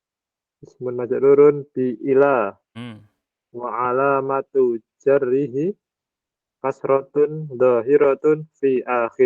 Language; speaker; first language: Arabic; non-native, learner; Indonesian